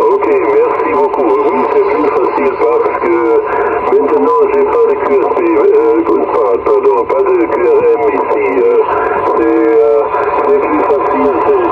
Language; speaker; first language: French; non-native, fluent; German